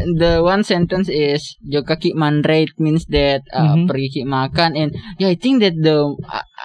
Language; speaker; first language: English; non-native, learner; Buginese